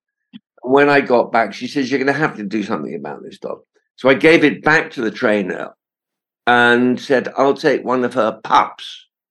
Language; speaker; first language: English; native; English